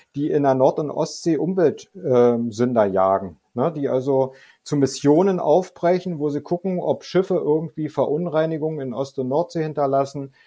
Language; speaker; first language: German; native; German